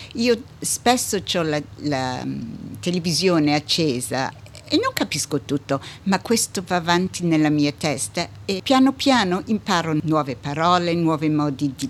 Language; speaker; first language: Italian; early bilingual, heritage; Italian